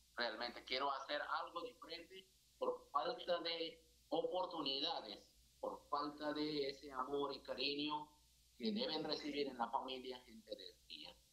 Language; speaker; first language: Spanish; non-native, fluent; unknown